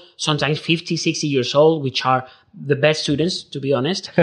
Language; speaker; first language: English; non-native, fluent; Spanish